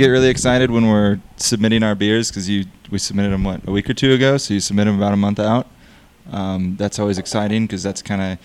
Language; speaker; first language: English; native; English